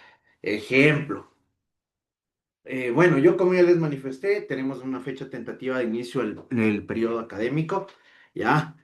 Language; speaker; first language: Spanish; native; Spanish